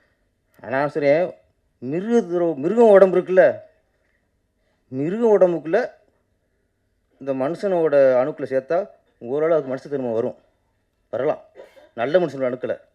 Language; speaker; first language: Tamil; native; Tamil